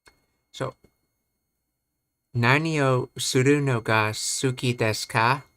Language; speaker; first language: Japanese; non-native, learner; English